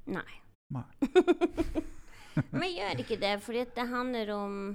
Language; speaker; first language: Norwegian; native; Norwegian